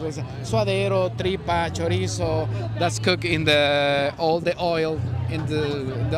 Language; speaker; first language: English; non-native, learner; Spanish